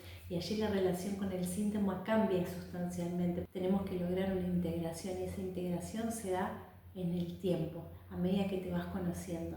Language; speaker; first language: Spanish; native; Spanish